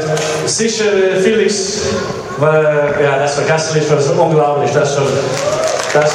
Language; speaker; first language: German; non-native, learner; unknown